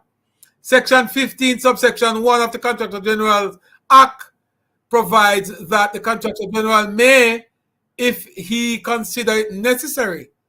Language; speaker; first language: English; native; English